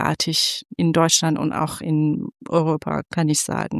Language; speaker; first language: German; non-native, fluent; Persian